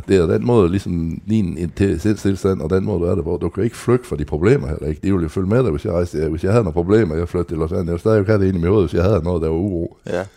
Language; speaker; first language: Danish; native; Danish